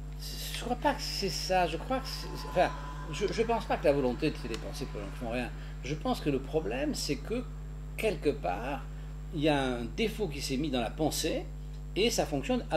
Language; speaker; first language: French; native; French